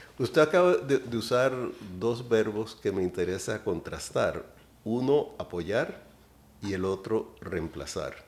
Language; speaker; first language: Spanish; native; Spanish